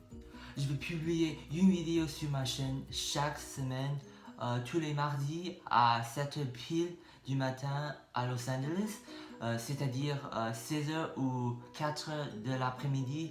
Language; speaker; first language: French; non-native, learner; English